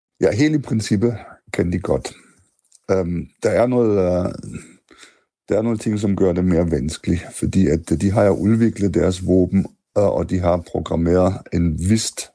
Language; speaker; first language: Danish; non-native, fluent; German